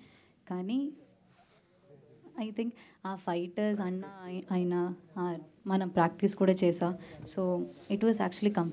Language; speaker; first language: Telugu; non-native, learner; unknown